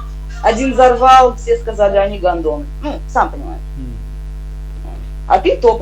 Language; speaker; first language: Russian; native; Russian